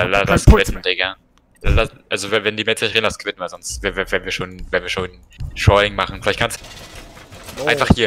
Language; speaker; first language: German; native; German